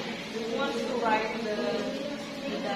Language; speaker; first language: English; non-native, fluent; Indonesian